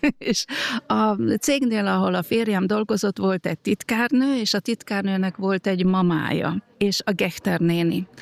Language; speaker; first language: Hungarian; native; Hungarian